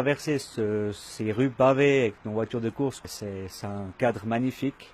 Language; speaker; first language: French; native; French